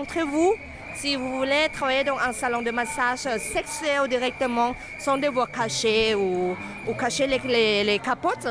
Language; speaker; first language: French; non-native, fluent; Thai